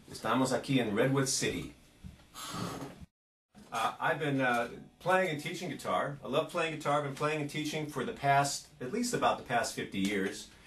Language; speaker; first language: English; native; English